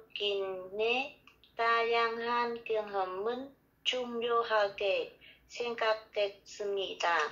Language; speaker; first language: Korean; non-native, learner; Vietnamese